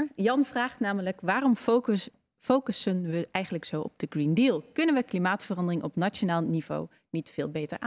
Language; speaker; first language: Dutch; native; Dutch